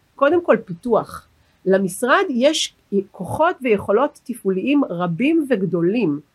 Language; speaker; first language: Hebrew; native; Hebrew